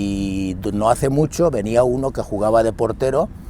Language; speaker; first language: Spanish; native; Spanish